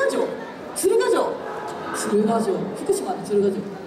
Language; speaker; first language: Japanese; native; Japanese